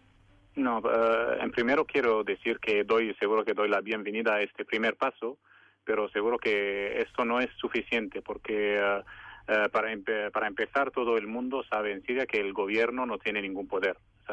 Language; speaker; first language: Spanish; non-native, fluent; Arabic